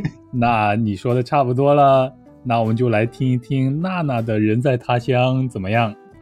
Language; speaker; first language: Chinese; native; Chinese